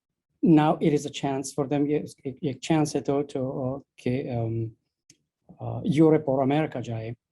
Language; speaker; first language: Hindi; non-native, learner; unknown